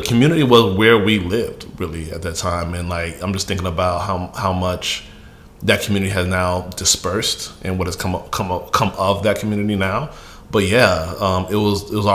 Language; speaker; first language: English; early bilingual, other home language; Yoruba